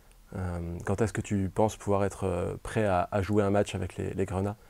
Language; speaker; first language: French; native; French